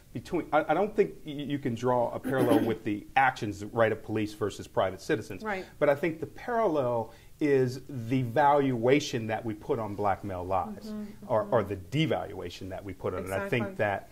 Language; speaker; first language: English; native; English